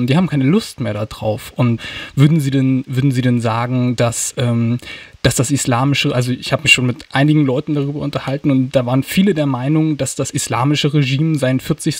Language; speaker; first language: German; native; German